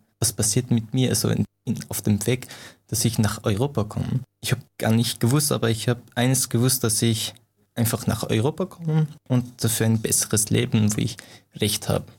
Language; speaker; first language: German; non-native, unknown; Persian